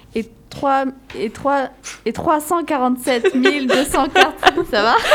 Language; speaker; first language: French; native; French